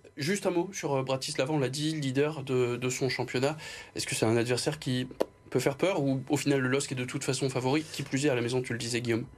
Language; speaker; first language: French; native; French